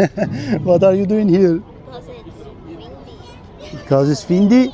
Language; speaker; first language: English; non-native, learner; Turkish